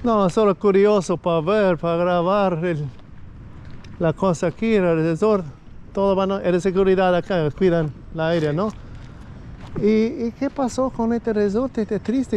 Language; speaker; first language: Spanish; non-native, learner; English